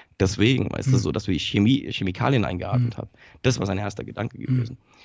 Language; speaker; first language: German; early bilingual, other home language; Polish